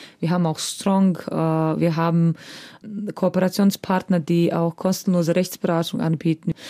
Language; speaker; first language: German; native; German